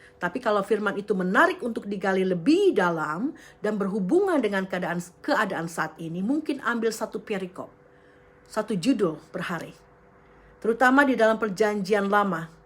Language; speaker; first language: Indonesian; native; Indonesian